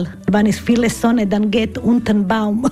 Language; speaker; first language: German; non-native, learner; Croatian